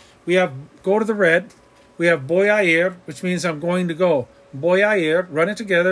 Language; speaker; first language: English; native; English